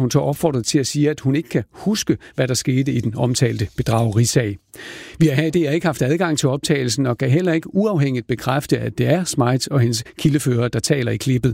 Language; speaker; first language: Danish; native; Danish